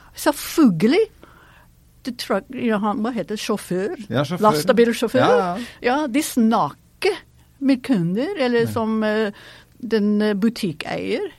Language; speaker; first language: Norwegian; non-native, fluent; English